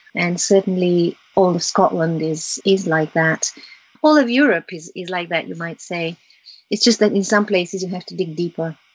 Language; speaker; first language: English; early bilingual, other home language; Bulgarian